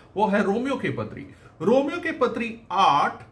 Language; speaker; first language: Hindi; native; Hindi